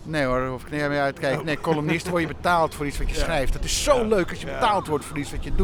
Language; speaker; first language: Dutch; native; Dutch